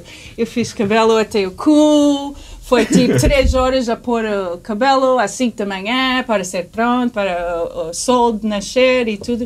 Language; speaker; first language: Portuguese; early bilingual, heritage; English